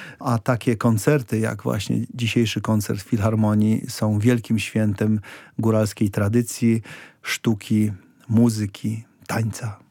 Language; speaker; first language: Polish; native; Polish